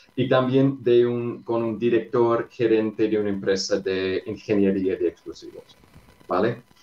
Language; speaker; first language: Spanish; non-native, fluent; English